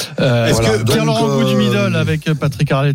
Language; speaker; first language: French; native; French